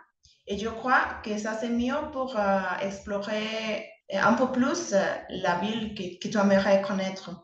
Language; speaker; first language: French; non-native, learner; Spanish